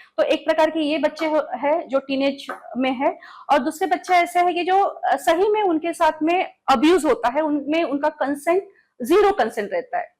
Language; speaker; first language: Hindi; non-native, local second language; Marathi